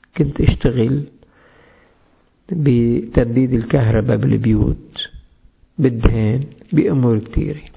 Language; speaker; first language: Arabic; native; Arabic